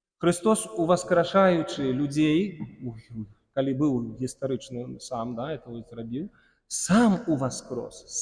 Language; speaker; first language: Belarusian; non-native, local second language; Russian